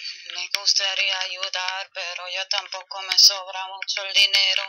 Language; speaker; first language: Spanish; non-native, fluent; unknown